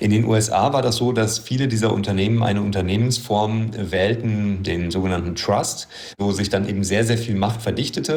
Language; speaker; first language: German; native; German